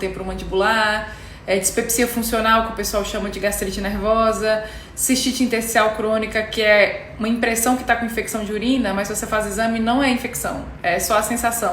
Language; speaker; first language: Portuguese; native; Portuguese